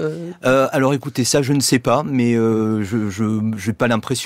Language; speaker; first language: French; native; French